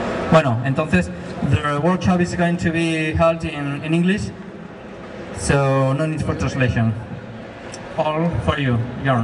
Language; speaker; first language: English; non-native, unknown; Spanish